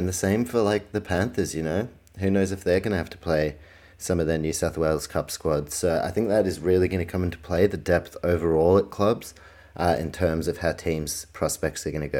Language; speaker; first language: English; native; English